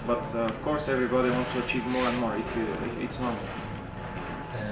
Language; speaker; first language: English; non-native, fluent; Bulgarian